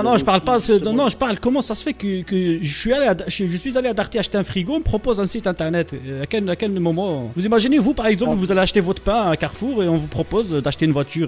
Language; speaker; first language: French; native; French